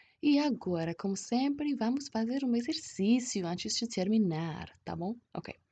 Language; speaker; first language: Portuguese; non-native, fluent; English